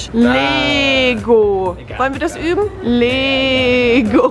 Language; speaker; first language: German; native; German